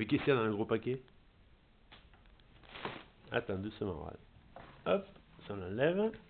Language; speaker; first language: French; native; French